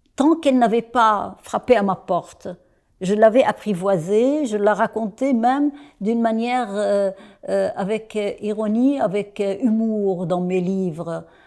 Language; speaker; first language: French; non-native, local second language; Arabic